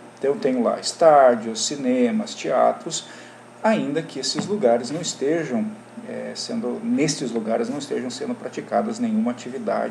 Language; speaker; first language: Portuguese; native; Portuguese